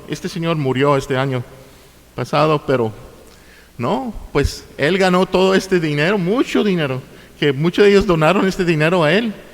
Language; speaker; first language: Spanish; non-native, fluent; English